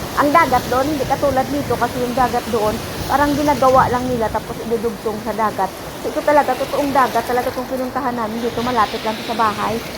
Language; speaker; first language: Filipino; native; Filipino